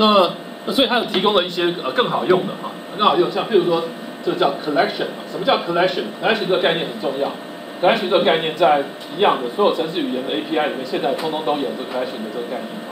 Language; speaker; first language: Chinese; native; Chinese